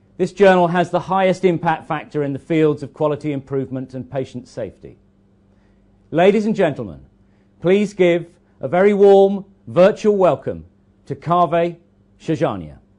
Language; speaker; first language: English; native; English